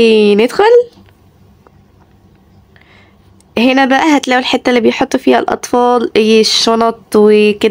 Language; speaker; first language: Arabic; native; Arabic